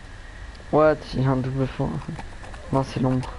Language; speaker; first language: French; native; French